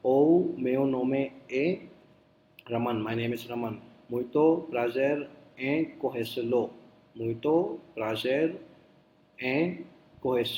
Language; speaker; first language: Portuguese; non-native, learner; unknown